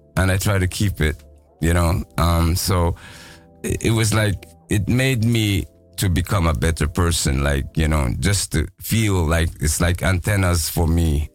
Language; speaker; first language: English; non-native, fluent; Japanese